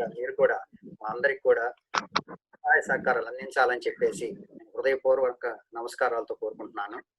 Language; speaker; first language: Telugu; native; Telugu